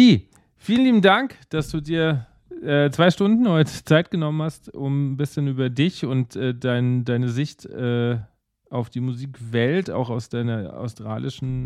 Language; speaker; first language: German; native; German